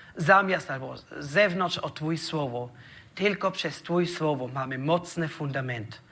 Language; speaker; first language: Polish; non-native, learner; German